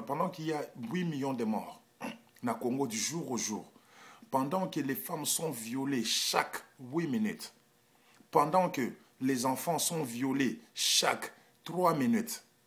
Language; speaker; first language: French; non-native, local second language; Lingala